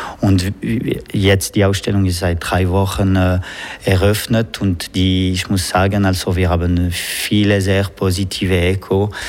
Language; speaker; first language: German; non-native, local second language; French